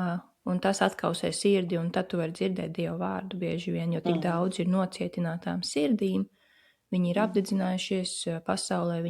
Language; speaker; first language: Latvian; native; Latvian